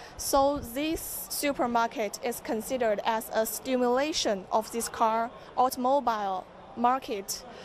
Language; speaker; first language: English; non-native, fluent; Chinese